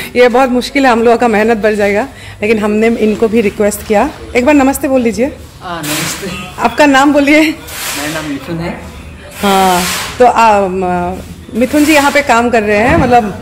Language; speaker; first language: Hindi; native; Hindi